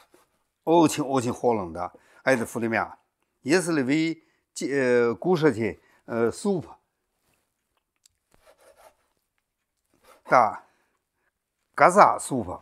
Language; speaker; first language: Russian; non-native, learner; Chinese